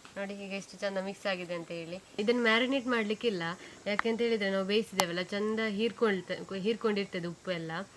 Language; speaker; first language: Kannada; native; Kannada